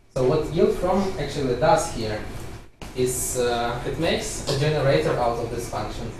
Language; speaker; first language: English; non-native, fluent; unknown